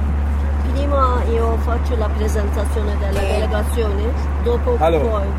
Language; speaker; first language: Italian; non-native, fluent; Turkish